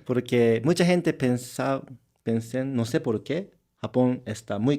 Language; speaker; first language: Spanish; non-native, learner; Japanese